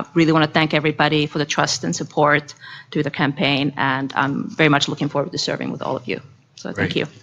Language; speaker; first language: English; non-native, fluent; Finnish